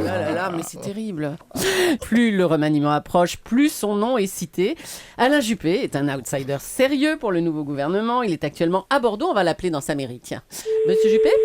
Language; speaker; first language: French; native; French